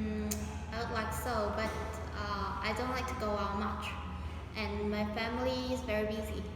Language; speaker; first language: English; non-native, learner; Vietnamese